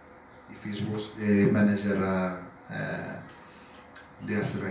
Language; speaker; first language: English; non-native, learner; Italian